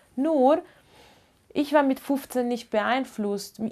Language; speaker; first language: German; non-native, fluent; Ladin